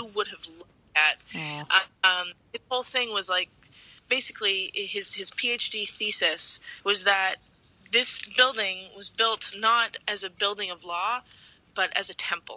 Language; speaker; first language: English; native; English